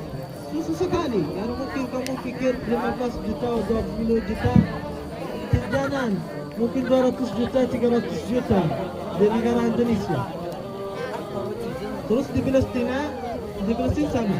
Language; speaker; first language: Indonesian; non-native, learner; Arabic